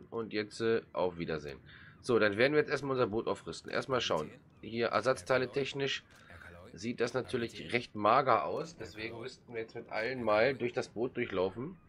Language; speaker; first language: German; native; German